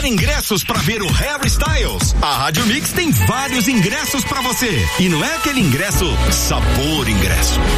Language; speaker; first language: Portuguese; native; Portuguese